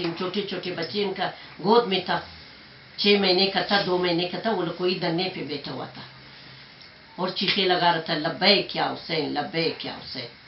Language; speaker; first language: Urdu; non-native, local second language; Hazaragi